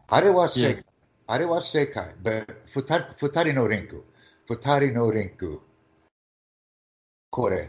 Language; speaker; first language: Japanese; non-native, learner; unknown